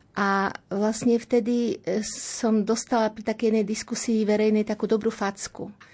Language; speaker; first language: Slovak; native; Slovak